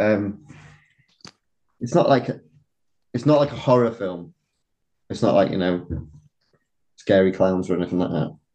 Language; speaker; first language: English; native; English